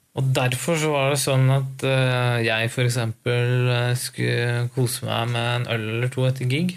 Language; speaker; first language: Norwegian; native; Norwegian